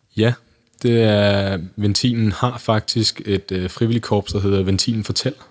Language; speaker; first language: Danish; native; Danish